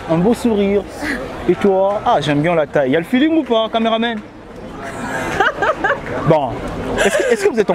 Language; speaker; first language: French; native; French